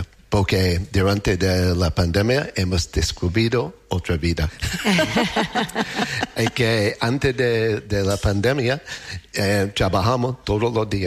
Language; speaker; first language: Spanish; non-native, learner; English